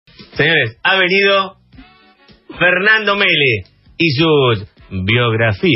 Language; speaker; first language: Spanish; native; Spanish